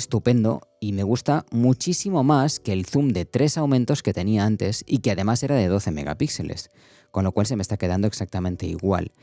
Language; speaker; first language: Spanish; native; Spanish